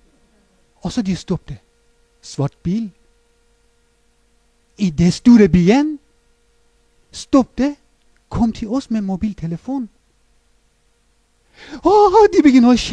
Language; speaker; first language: Norwegian; non-native, fluent; Persian